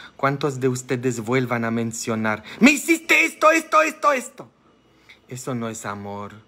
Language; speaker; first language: Spanish; non-native, fluent; Polish